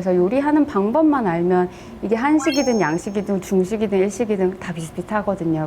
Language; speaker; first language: Korean; native; Korean